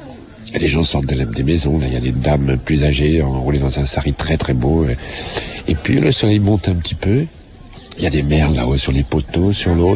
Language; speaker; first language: French; native; French